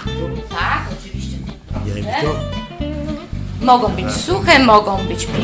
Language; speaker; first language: Polish; non-native, fluent; Italian